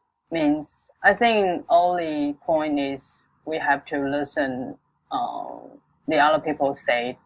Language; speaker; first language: English; non-native, local second language; Chinese